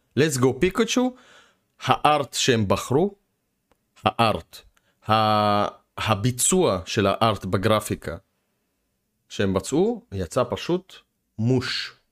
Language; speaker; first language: Hebrew; early bilingual, other home language; Russian